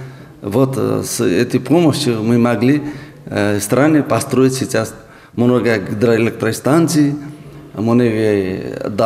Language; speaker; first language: Russian; non-native, fluent; Nepali